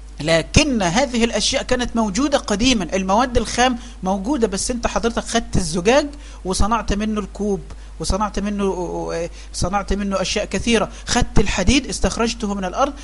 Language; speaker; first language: Arabic; native; Arabic